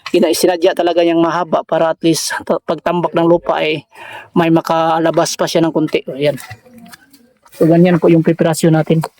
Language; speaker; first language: Filipino; non-native, local second language; Cebuano